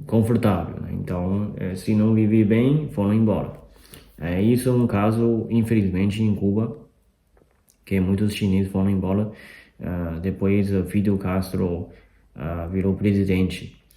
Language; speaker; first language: Portuguese; non-native, fluent; Chinese